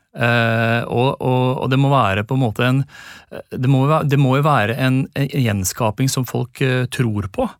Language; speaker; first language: Norwegian; native; Norwegian